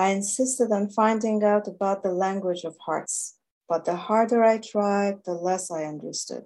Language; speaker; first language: English; non-native, fluent; Persian